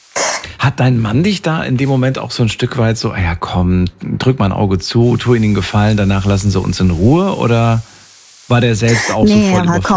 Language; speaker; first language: German; native; German